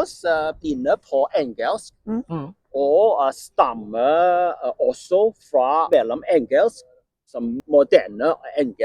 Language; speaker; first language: Norwegian; non-native, learner; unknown